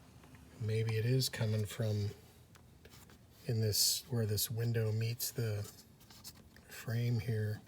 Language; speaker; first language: English; native; English